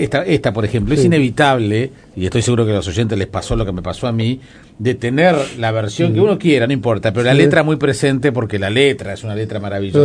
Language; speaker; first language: Spanish; native; Spanish